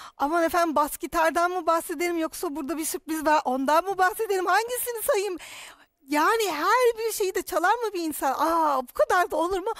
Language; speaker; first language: Turkish; native; Turkish